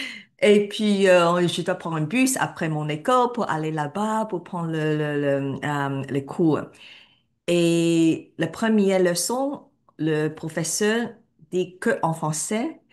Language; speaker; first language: French; non-native, fluent; Cantonese